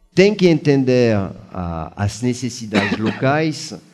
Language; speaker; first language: Portuguese; non-native, fluent; French